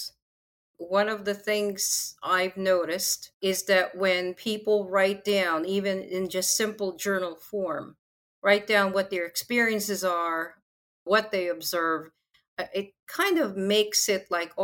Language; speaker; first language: English; non-native, local second language; Filipino